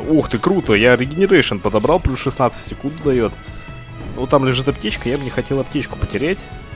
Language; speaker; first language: Russian; native; Russian